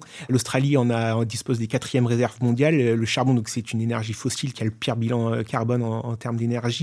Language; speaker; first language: French; native; French